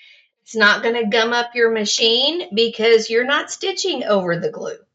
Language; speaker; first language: English; native; English